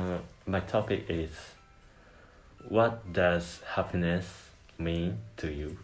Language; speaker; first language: English; non-native, learner; Japanese